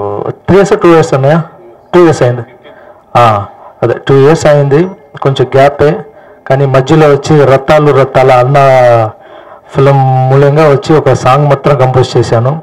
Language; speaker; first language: Telugu; non-native, fluent; Tamil